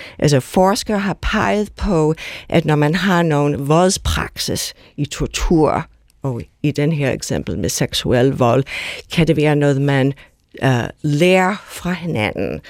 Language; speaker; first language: Danish; non-native, fluent; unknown